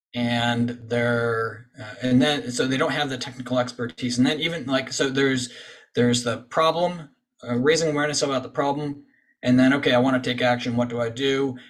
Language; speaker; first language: English; native; English